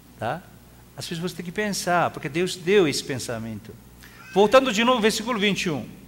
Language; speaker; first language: Portuguese; non-native, fluent; Korean